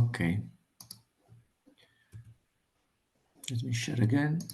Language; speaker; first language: English; non-native, fluent; Italian